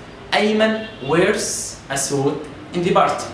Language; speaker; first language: English; non-native, fluent; Arabic